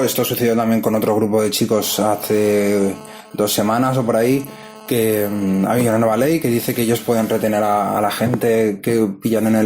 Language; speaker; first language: Spanish; native; Spanish